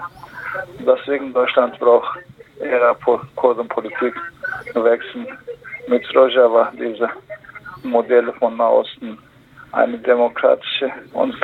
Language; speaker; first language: German; non-native, learner; Kurdish